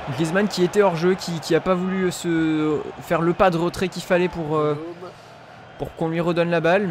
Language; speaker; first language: French; native; French